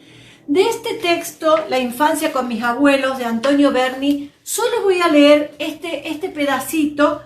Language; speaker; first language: Spanish; native; Spanish